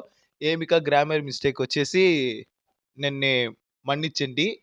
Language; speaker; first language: Telugu; non-native, learner; Tamil